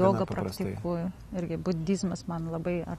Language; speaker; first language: Lithuanian; non-native, learner; Kazakh